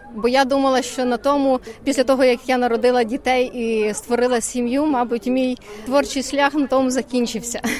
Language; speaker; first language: Ukrainian; native; Ukrainian